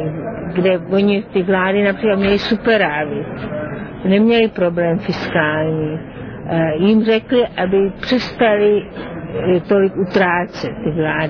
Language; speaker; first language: Czech; non-native, fluent; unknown